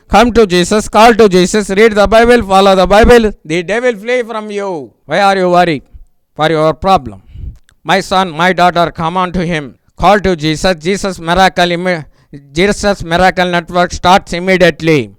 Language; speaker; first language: English; non-native, local second language; Telugu